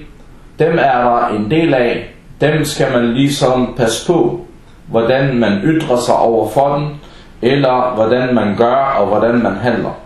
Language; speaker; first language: Danish; non-native, local second language; Arabic